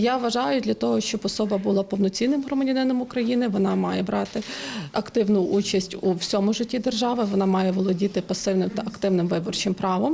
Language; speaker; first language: Ukrainian; native; Ukrainian